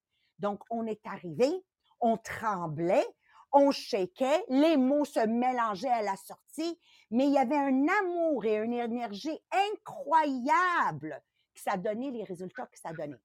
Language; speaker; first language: French; native; French